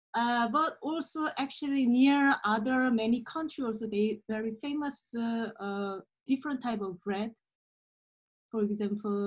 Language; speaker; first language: English; non-native, learner; Korean